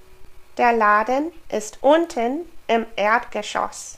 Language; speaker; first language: German; non-native, fluent; English